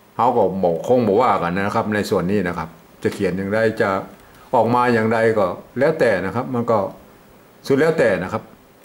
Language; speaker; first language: Thai; native; Thai